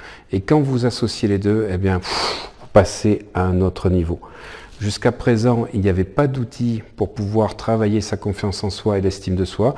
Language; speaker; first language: French; native; French